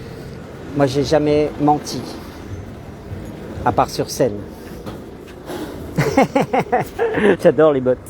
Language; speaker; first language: French; native; French